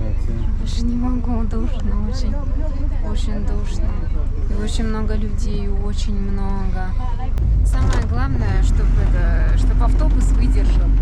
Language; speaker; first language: Russian; native; Russian